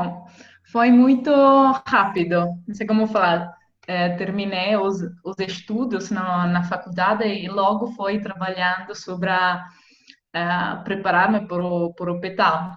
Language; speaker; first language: Portuguese; non-native, fluent; Italian